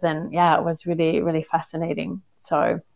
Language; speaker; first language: English; native; English